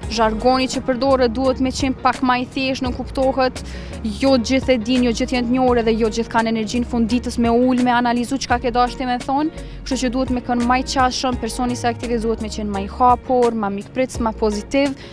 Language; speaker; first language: Albanian; non-native, local second language; Bosnian